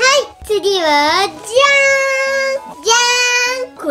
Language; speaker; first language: Japanese; native; Japanese